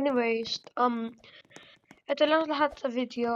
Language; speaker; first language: Filipino; native; Filipino